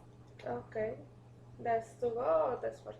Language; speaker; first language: English; non-native, learner; Spanish